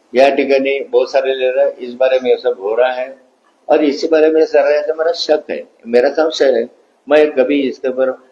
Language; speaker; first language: Hindi; non-native, local second language; Marathi